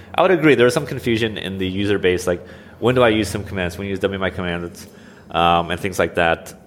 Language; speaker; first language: English; native; English